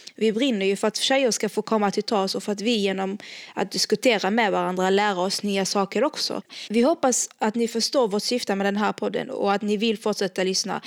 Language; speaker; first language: Swedish; early bilingual, other home language; Arabic